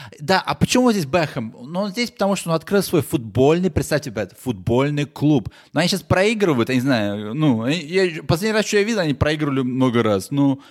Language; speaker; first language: Russian; early bilingual, heritage; Russian